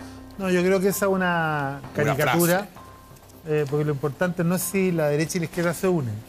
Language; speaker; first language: Spanish; native; Spanish